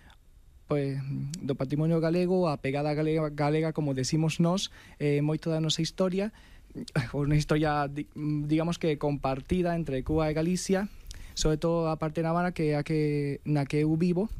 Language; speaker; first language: Galician; non-native, fluent; Spanish